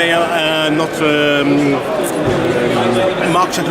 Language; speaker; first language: French; non-native, learner; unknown